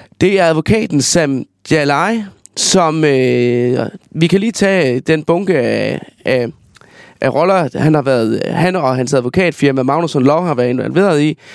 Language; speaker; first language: Danish; native; Danish